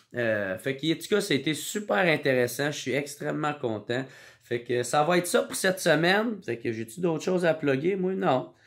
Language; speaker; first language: French; native; French